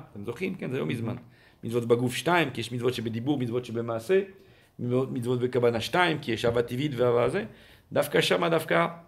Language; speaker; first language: Hebrew; non-native, fluent; French